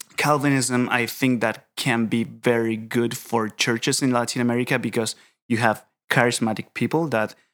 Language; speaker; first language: English; non-native, fluent; Spanish